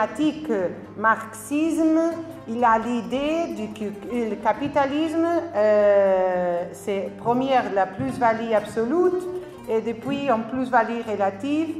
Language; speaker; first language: French; non-native, learner; Spanish